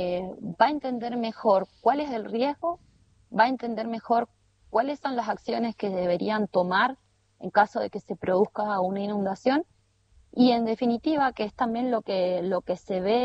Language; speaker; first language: Spanish; native; Spanish